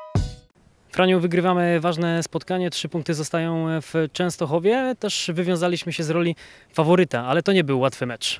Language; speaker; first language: Polish; native; Polish